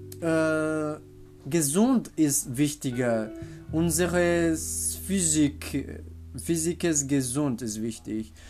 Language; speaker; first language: German; non-native, learner; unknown